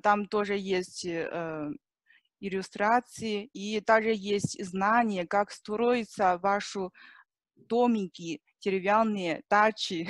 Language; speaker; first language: Russian; non-native, learner; Chinese